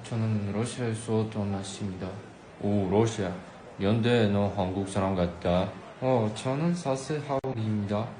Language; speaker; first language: Korean; non-native, learner; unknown